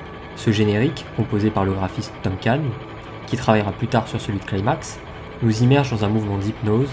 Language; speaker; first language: French; native; French